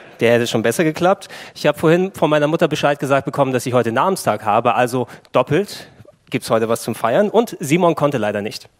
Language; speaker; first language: German; early bilingual, other home language; Greek